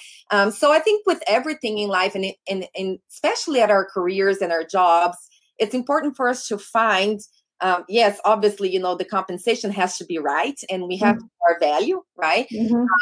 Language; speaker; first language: English; non-native, fluent; Portuguese